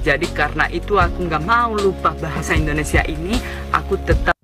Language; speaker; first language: Indonesian; non-native, fluent; Spanish